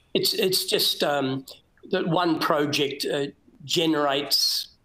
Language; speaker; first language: English; native; English